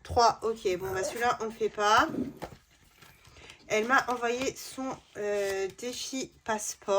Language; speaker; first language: French; native; French